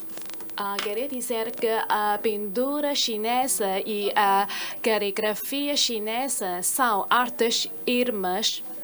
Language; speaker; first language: Portuguese; non-native, fluent; Chinese